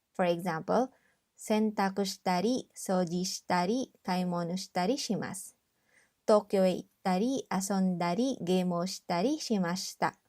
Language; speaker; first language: Japanese; non-native, fluent; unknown